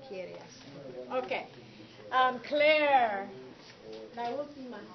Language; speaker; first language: Spanish; non-native, fluent; English